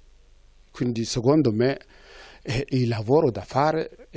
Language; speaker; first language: Italian; non-native, fluent; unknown